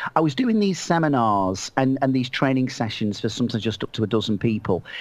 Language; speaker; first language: English; native; English